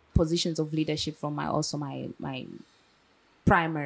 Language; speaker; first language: English; non-native, local second language; Swahili